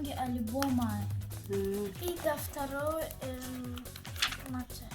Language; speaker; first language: Persian; early bilingual, heritage; Tajik